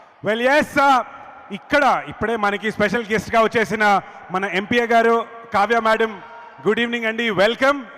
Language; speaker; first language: Telugu; native; Telugu